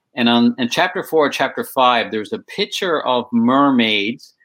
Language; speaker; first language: English; native; English